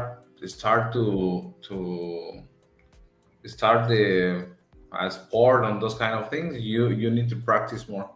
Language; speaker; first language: English; non-native, learner; Spanish